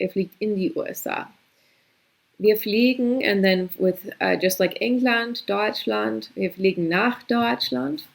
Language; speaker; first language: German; non-native, fluent; English